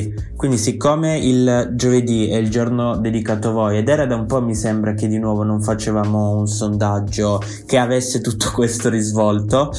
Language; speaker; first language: Italian; native; Italian